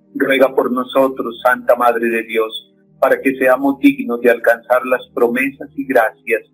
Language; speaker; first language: Spanish; native; Spanish